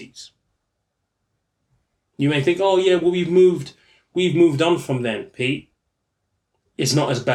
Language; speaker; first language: English; native; English